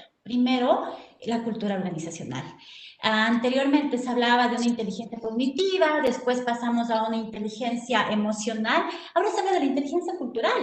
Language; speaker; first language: Spanish; native; Spanish